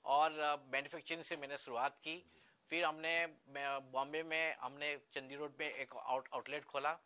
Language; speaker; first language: Hindi; non-native, local second language; Gujarati